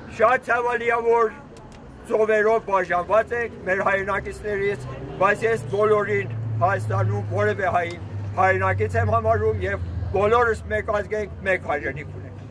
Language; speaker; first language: Armenian; early bilingual, heritage; Armenian